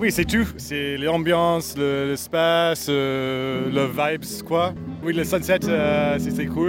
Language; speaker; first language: French; non-native, learner; English